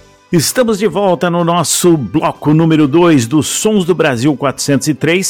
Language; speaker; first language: Portuguese; native; Portuguese